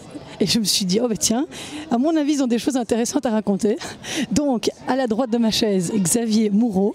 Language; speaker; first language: French; native; French